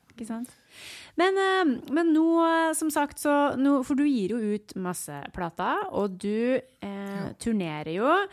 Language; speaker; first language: Norwegian; native; Norwegian